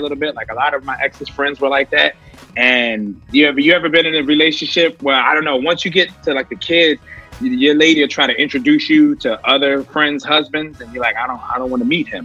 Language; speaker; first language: English; native; English